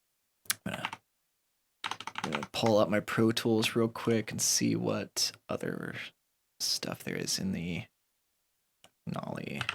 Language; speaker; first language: English; native; English